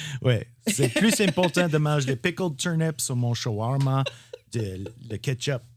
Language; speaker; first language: French; non-native, learner; English